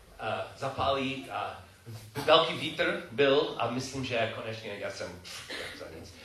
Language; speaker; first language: Czech; non-native, fluent; English